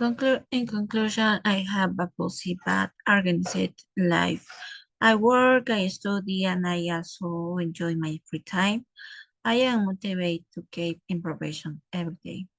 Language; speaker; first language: English; non-native, learner; Spanish